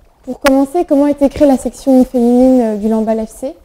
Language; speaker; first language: French; native; French